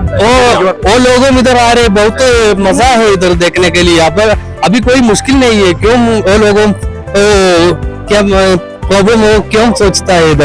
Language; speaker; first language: Hindi; non-native, local second language; Malayalam